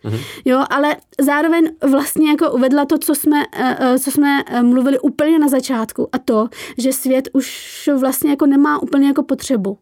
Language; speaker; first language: Czech; early bilingual, other home language; Persian